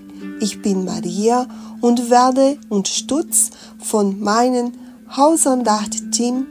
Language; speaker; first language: German; non-native, fluent; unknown